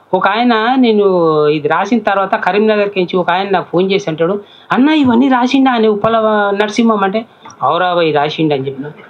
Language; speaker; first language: Telugu; native; Telugu